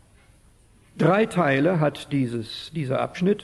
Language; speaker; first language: German; early bilingual, heritage; German